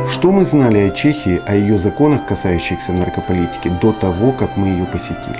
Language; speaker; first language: Russian; native; Russian